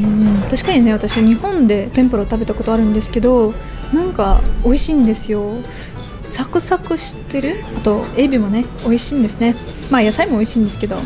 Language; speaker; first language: Japanese; non-native, fluent; Russian